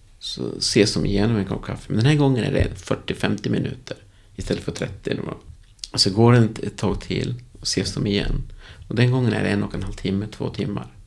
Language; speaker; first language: Swedish; early bilingual, other home language; Spanish